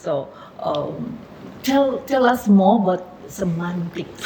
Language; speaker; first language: English; non-native, learner; Indonesian